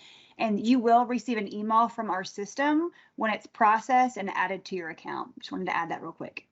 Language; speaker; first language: English; native; English